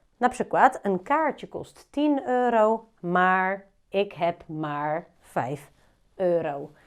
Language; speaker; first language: Dutch; non-native, fluent; Polish